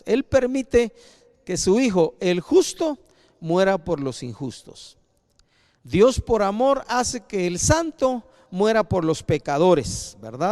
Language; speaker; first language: Spanish; native; Spanish